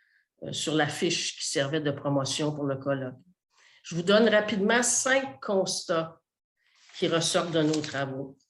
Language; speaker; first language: French; native; French